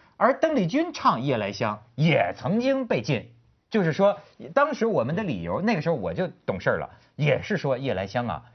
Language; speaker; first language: Chinese; native; Chinese